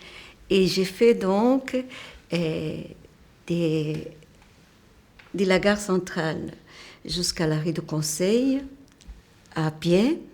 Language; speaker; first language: French; non-native, fluent; Portuguese